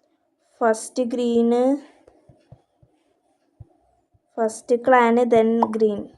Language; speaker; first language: English; non-native, local second language; Malayalam